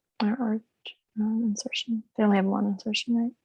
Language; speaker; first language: English; native; English